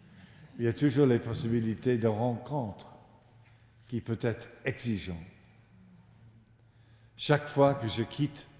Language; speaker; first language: French; non-native, fluent; English